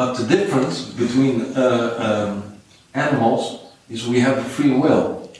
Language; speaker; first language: English; non-native, fluent; Dutch